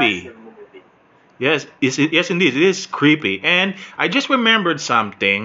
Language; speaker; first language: English; non-native, local second language; Filipino